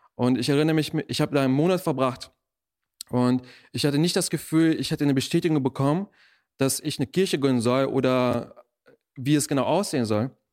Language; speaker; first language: German; early bilingual, other home language; Russian